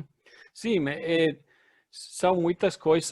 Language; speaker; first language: Portuguese; non-native, learner; English